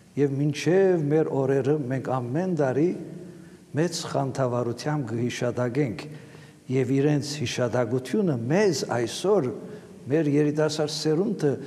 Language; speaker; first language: Armenian; native; Armenian